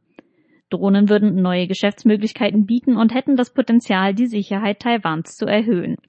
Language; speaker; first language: German; native; German